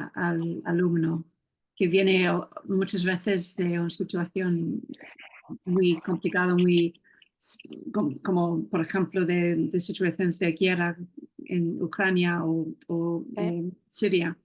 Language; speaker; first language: Spanish; non-native, fluent; English